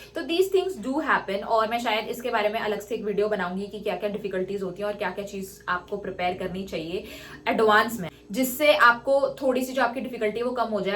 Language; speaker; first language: Hindi; native; Hindi